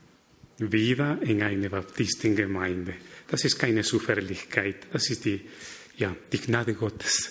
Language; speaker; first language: German; non-native, fluent; Spanish